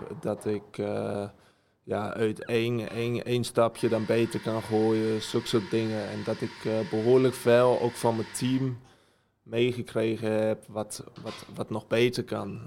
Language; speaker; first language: Dutch; early bilingual, heritage; Dutch